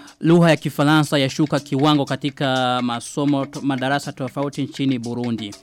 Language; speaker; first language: Swahili; non-native, local second language; Rundi